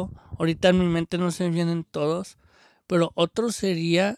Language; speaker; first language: Spanish; early bilingual, heritage; Spanish